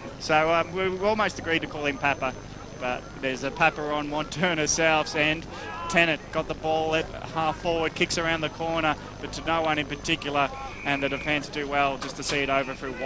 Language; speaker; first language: English; native; English